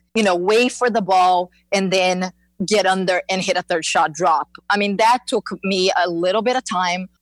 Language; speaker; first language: English; non-native, fluent; Portuguese